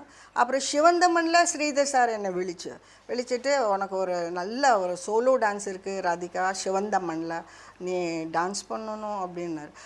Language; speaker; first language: Tamil; non-native, local second language; Malayalam